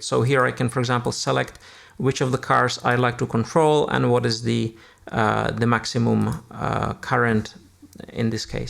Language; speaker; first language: English; non-native, fluent; Czech